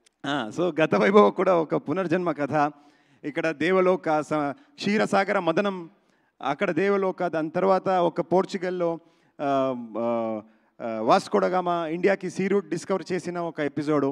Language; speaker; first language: Telugu; non-native, learner; Kannada